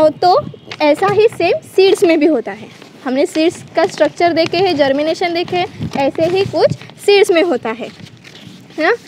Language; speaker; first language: Hindi; non-native, local second language; Marathi